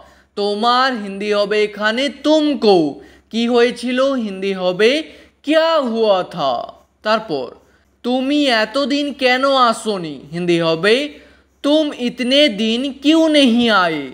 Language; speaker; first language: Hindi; non-native, local second language; Bangla